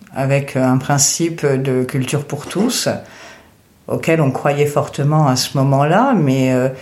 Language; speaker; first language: French; native; French